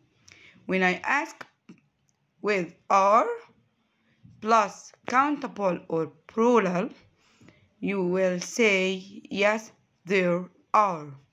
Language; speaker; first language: English; non-native, fluent; Arabic